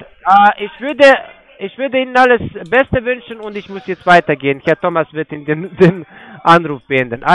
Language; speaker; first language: German; non-native, fluent; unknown